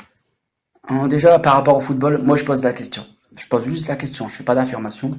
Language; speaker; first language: French; native; French